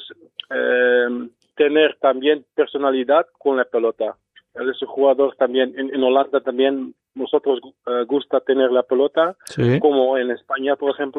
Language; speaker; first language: Spanish; non-native, fluent; Dutch